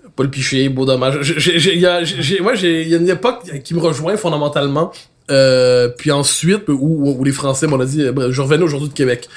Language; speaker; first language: French; native; French